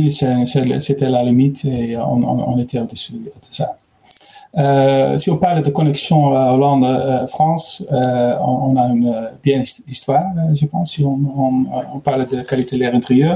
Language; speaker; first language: French; non-native, learner; Dutch